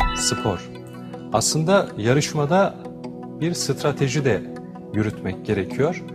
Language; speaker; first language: Turkish; native; Turkish